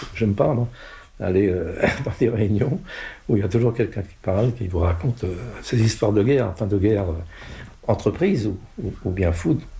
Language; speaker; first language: French; non-native, local second language; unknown